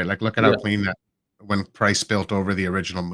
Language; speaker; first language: English; native; English